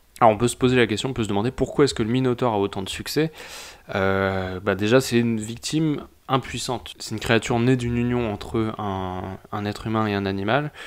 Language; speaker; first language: French; native; French